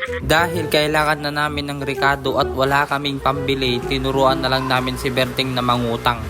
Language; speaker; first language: Filipino; native; Filipino